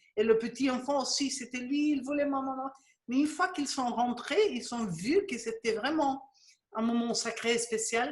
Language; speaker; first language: French; non-native, fluent; Spanish